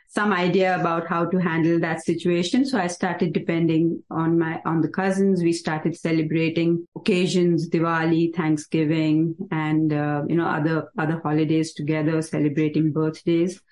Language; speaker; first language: English; non-native, local second language; Hindi